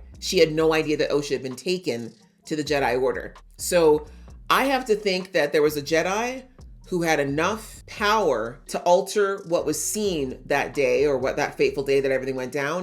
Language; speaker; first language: English; native; English